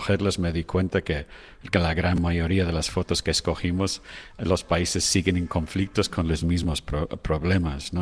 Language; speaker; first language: Spanish; non-native, fluent; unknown